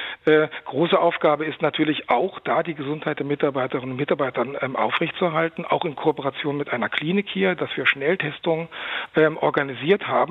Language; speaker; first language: German; native; German